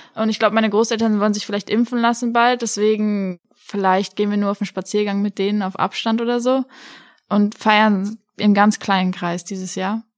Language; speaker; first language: German; native; German